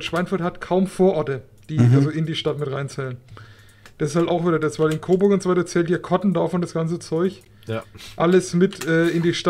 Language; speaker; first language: German; native; German